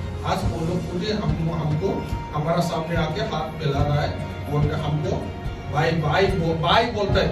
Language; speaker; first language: Hindi; non-native, local second language; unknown